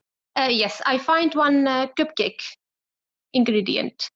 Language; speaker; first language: English; non-native, learner; Arabic